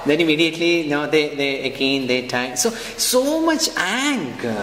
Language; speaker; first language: English; non-native, local second language; Malayalam